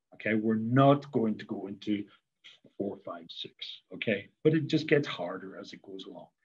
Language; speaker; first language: English; native; English